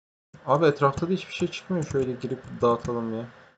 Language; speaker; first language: Turkish; native; Turkish